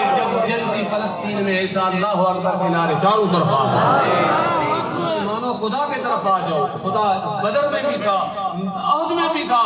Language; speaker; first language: Urdu; non-native, local second language; Sindhi